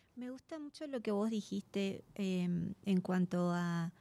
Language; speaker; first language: Spanish; native; Spanish